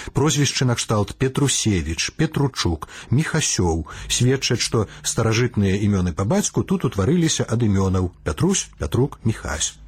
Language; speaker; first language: Belarusian; native; Belarusian